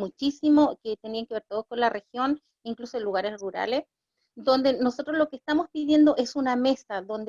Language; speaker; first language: Spanish; native; Spanish